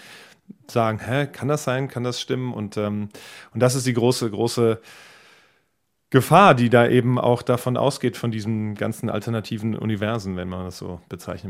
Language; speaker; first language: German; native; German